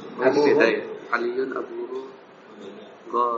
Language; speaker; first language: Arabic; non-native, learner; Indonesian